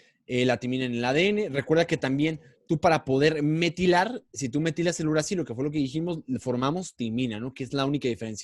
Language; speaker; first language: Spanish; native; Spanish